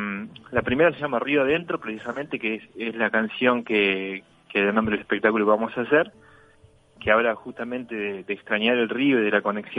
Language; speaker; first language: Spanish; native; Spanish